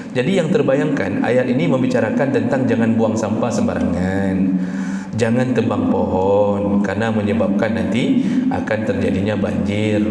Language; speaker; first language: Malay; non-native, local second language; Achinese